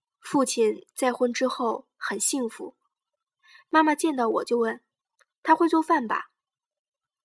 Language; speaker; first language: Chinese; native; Chinese